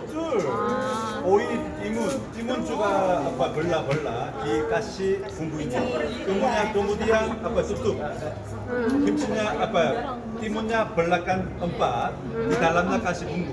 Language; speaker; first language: Indonesian; non-native, learner; Korean